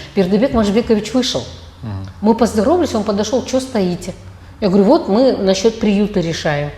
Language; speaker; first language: Russian; non-native, local second language; Kazakh